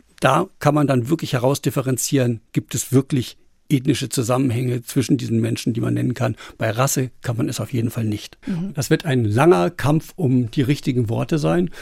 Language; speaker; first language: German; native; German